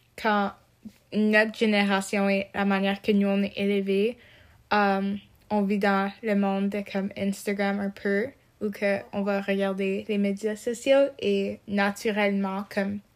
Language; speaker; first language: French; non-native, local second language; English